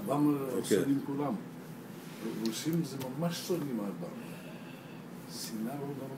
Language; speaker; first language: Hebrew; non-native, learner; Russian